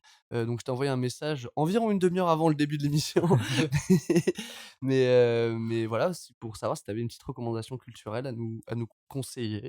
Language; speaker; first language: French; native; French